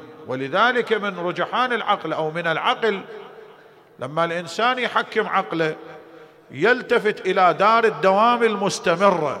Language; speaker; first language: Arabic; native; Arabic